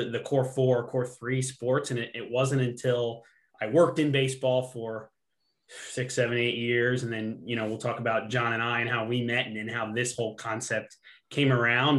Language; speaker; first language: English; native; English